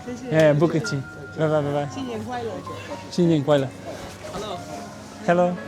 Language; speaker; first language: Chinese; non-native, learner; Serbian